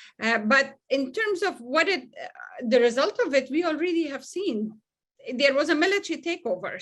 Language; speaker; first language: English; non-native, fluent; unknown